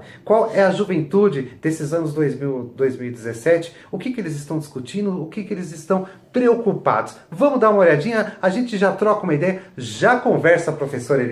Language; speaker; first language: Portuguese; native; Portuguese